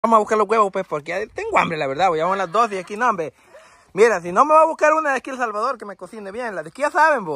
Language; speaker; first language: Spanish; native; Spanish